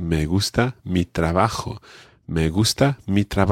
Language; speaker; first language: Spanish; non-native, fluent; English